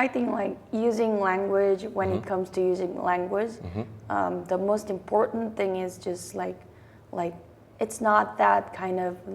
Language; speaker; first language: English; non-native, fluent; Korean